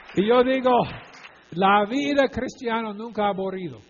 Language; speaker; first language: Spanish; non-native, fluent; English